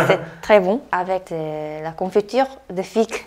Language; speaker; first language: French; non-native, fluent; Korean